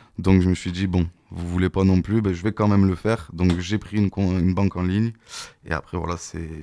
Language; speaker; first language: French; native; French